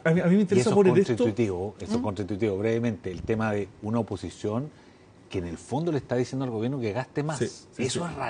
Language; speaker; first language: Spanish; native; Spanish